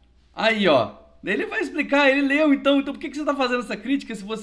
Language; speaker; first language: Portuguese; native; Portuguese